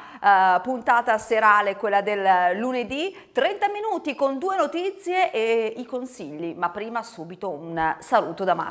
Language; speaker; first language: Italian; native; Italian